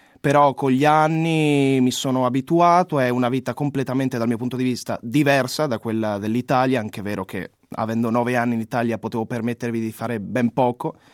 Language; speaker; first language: Italian; native; Italian